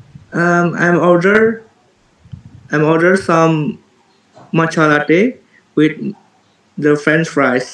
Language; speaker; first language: English; non-native, learner; Indonesian